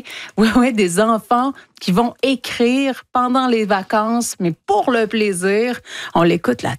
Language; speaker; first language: French; native; French